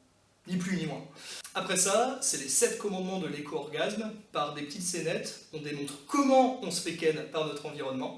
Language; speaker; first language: French; native; French